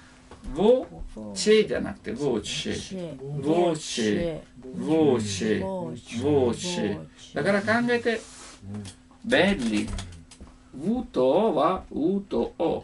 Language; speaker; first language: Japanese; non-native, learner; Italian